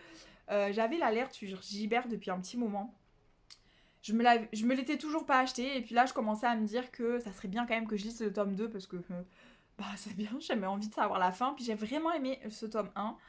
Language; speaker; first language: French; native; French